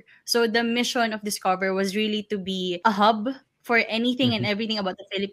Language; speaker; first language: English; non-native, local second language; Filipino